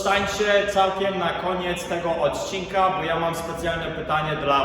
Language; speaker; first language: Polish; early bilingual, heritage; Polish